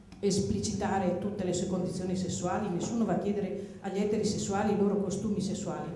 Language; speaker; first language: Italian; native; Italian